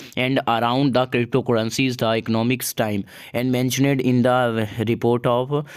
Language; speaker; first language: Hindi; native; Hindi